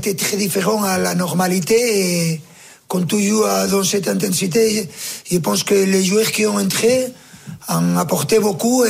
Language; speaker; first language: French; non-native, fluent; Spanish